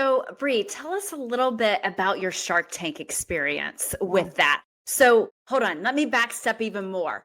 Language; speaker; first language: English; native; English